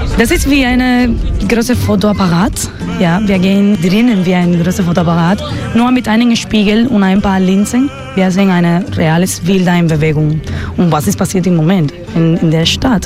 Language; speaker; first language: German; non-native, learner; Spanish